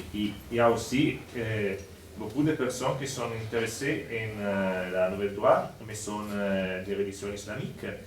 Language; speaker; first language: French; non-native, fluent; Spanish